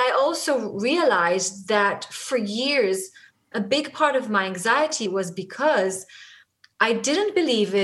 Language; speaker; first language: English; non-native, fluent; Hebrew